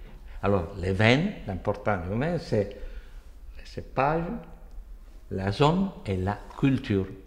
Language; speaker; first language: French; non-native, fluent; Italian